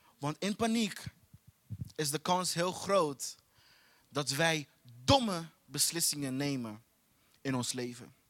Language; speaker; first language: Dutch; non-native, fluent; Portuguese